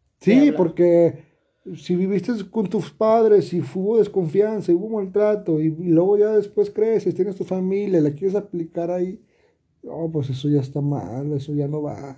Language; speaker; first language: Spanish; native; Spanish